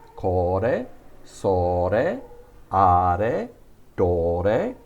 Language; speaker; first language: Japanese; non-native, fluent; English